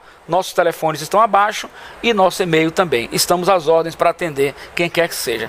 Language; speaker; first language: Portuguese; native; Portuguese